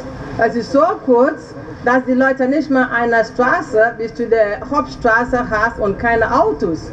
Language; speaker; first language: German; non-native, fluent; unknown